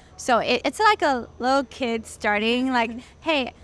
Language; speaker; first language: English; non-native, fluent; Chinese